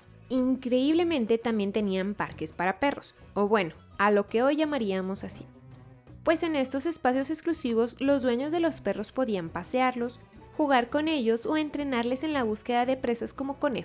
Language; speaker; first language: Spanish; native; Spanish